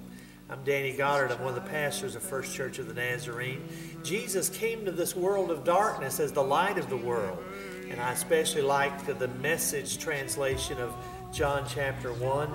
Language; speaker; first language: English; native; English